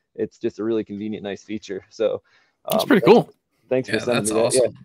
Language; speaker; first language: English; native; English